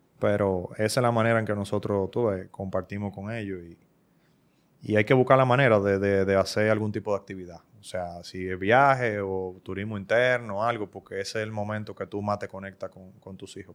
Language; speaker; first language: Spanish; native; Spanish